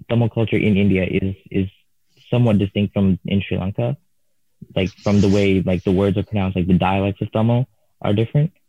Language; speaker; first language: English; non-native, fluent; Tamil